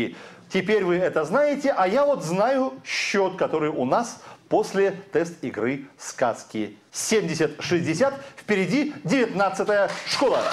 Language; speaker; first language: Russian; native; Russian